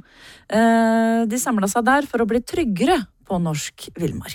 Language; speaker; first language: Norwegian; native; Norwegian